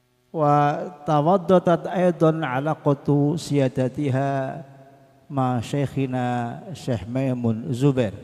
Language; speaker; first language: Arabic; non-native, fluent; Indonesian